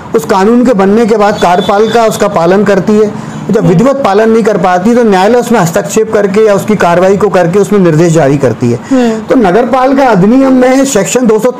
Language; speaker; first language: Hindi; native; Hindi